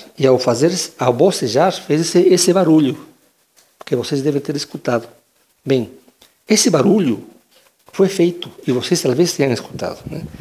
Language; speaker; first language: Portuguese; non-native, fluent; Spanish